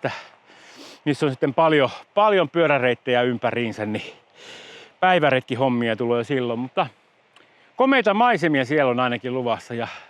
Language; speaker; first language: Finnish; native; Finnish